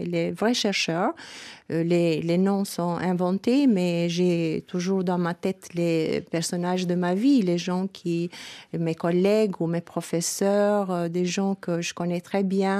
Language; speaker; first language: French; non-native, fluent; Albanian